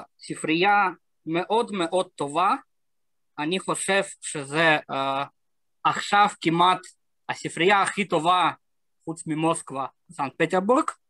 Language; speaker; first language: Hebrew; non-native, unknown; Russian